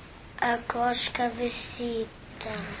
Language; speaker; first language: Russian; early bilingual, heritage; Russian